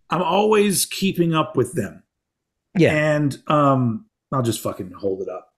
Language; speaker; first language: English; native; English